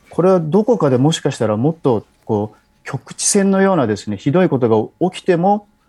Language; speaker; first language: Japanese; native; Japanese